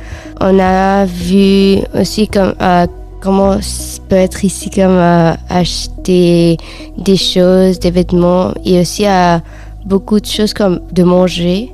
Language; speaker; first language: French; non-native, fluent; Spanish